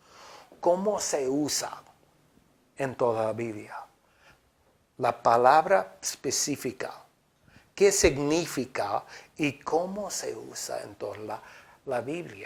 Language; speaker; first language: Spanish; non-native, fluent; English